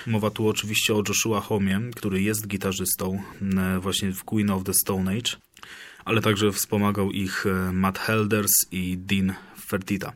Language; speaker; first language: Polish; native; Polish